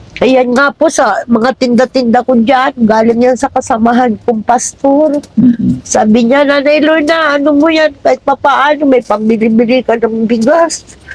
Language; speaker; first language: Filipino; non-native, local second language; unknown